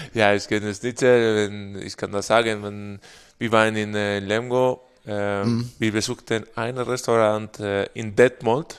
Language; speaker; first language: German; non-native, fluent; Spanish